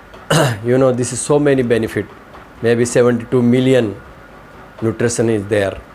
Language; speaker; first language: English; non-native, learner; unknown